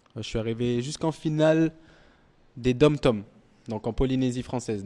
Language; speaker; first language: French; native; French